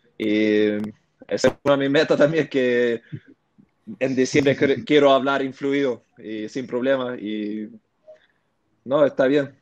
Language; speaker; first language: Spanish; early bilingual, heritage; Swedish